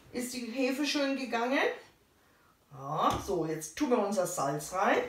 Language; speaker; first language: German; native; German